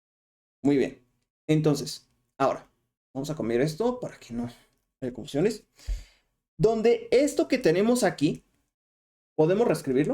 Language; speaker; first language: Spanish; native; Spanish